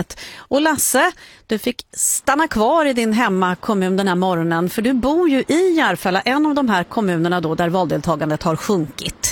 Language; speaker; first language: Swedish; native; Swedish